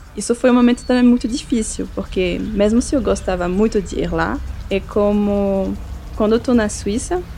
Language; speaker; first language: Portuguese; non-native, fluent; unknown